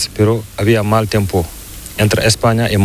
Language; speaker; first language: Spanish; non-native, learner; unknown